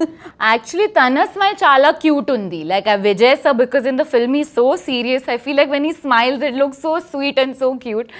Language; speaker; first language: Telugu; non-native, learner; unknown